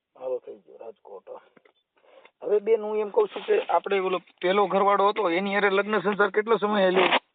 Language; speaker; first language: Gujarati; native; Gujarati